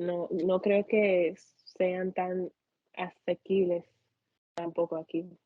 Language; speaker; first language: Spanish; non-native, fluent; English